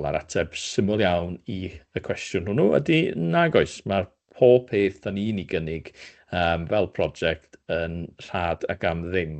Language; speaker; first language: Welsh; native; Welsh